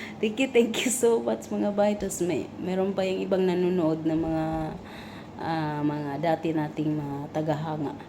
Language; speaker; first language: Filipino; non-native, local second language; Cebuano